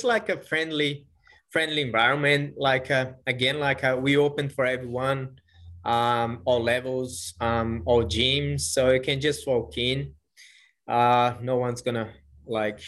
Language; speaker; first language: English; non-native, fluent; Portuguese